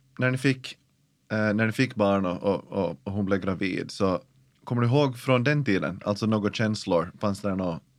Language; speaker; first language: Swedish; native; Swedish